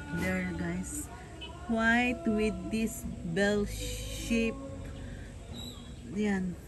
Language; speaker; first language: English; non-native, local second language; Filipino